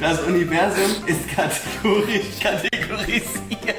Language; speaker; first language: German; native; German